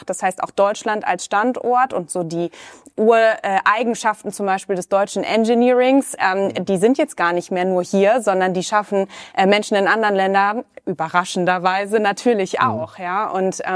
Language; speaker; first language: German; native; German